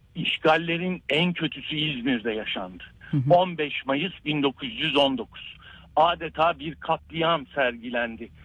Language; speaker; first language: Turkish; native; Turkish